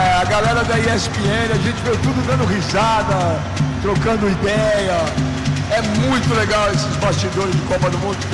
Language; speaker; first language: Portuguese; native; Portuguese